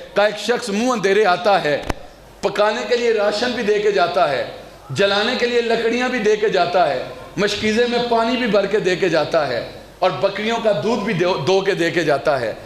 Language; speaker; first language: Urdu; non-native, local second language; Punjabi